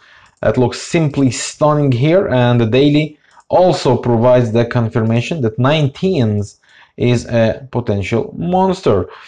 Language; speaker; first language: English; non-native, fluent; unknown